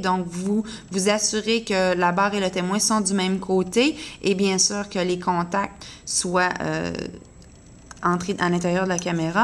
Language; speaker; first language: French; native; French